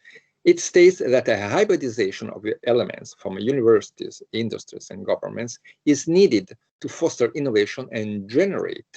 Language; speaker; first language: English; non-native, fluent; Italian